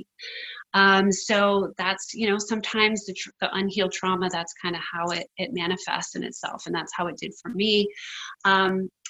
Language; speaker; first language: English; native; English